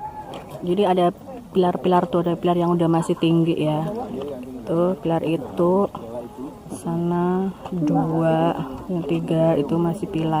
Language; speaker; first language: Indonesian; native; Indonesian